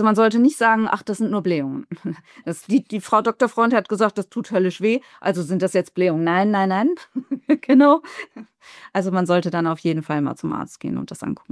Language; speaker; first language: German; native; German